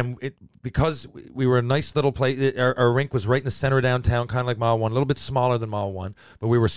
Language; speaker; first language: English; native; English